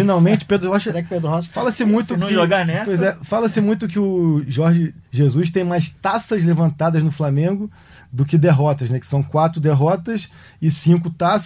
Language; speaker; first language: Portuguese; native; Portuguese